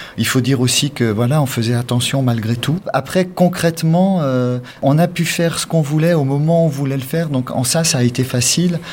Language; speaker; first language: French; native; French